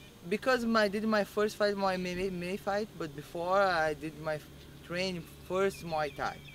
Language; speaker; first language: English; non-native, learner; Portuguese